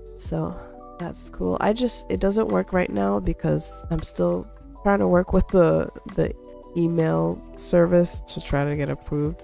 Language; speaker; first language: English; native; English